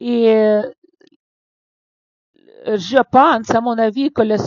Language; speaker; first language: French; non-native, fluent; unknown